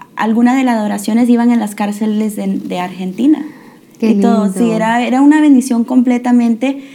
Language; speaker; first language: Spanish; early bilingual, heritage; Spanish